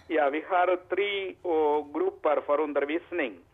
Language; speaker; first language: Swedish; non-native, learner; Malayalam